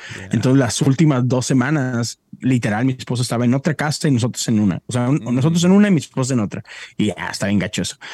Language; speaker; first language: Spanish; native; Spanish